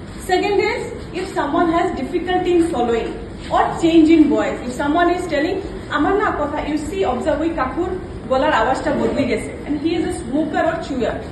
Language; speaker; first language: English; non-native, local second language; Bangla